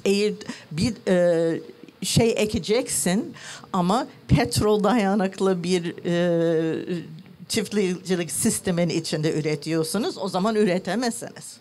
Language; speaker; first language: Turkish; non-native, learner; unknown